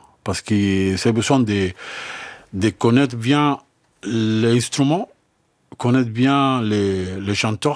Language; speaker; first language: French; non-native, fluent; Spanish